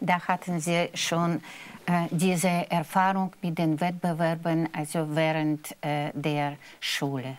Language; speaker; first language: German; non-native, fluent; Russian